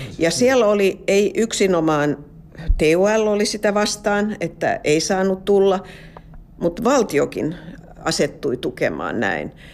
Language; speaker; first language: Finnish; non-native, local second language; Swedish